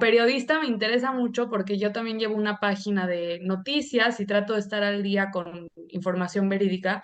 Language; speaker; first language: Spanish; native; Spanish